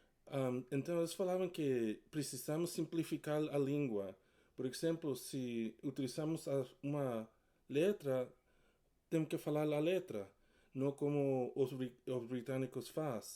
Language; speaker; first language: Portuguese; non-native, learner; English